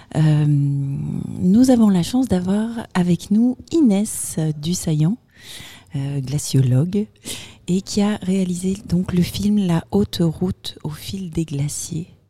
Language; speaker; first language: French; native; French